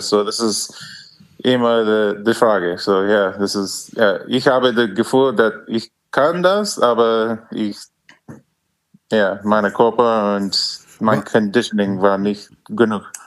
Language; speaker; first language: German; non-native, learner; English